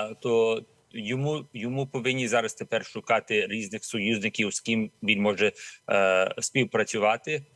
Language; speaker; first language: Ukrainian; early bilingual, heritage; Ukrainian